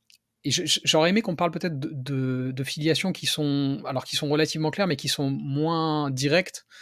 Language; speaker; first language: French; native; French